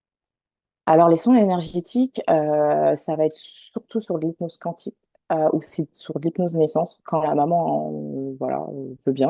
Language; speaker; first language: French; native; French